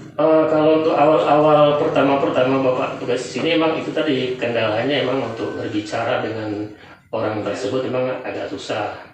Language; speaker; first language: Indonesian; non-native, local second language; Javanese